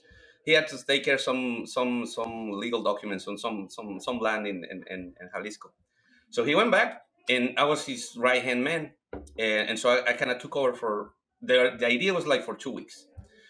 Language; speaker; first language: English; non-native, fluent; Spanish